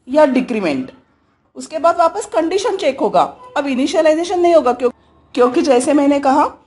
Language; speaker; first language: Hindi; native; Hindi